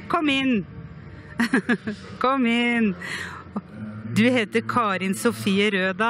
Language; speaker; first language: Norwegian; native; Norwegian